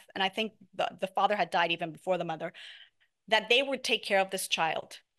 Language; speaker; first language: English; non-native, fluent; Spanish